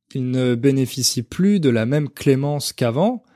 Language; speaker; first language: French; native; French